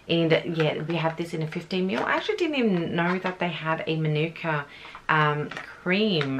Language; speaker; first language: English; native; English